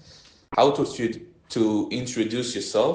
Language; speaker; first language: English; non-native, learner; Hebrew